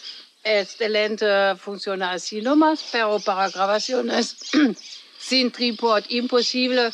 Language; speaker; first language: Spanish; non-native, fluent; German